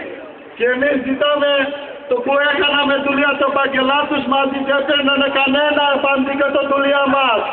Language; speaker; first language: Greek; non-native, learner; Bangla